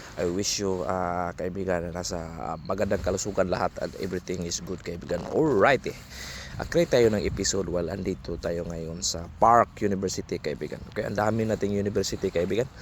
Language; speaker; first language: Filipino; non-native, local second language; Cebuano